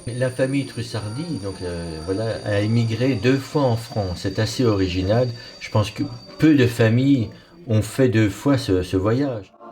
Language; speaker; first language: French; native; French